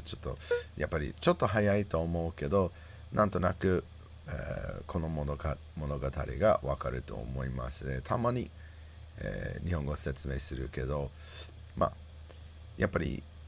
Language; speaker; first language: Japanese; non-native, fluent; English